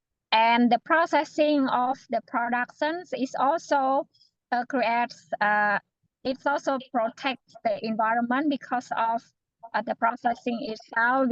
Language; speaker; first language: English; non-native, fluent; Khmer